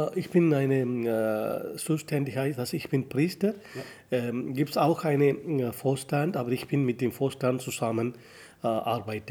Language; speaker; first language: German; non-native, learner; Tamil